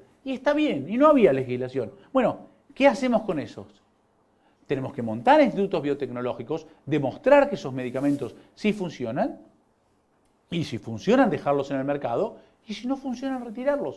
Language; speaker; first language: Spanish; native; Spanish